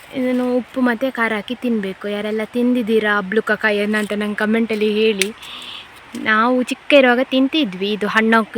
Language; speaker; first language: Kannada; non-native, local second language; Tulu